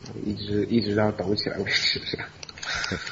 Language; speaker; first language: Chinese; native; Chinese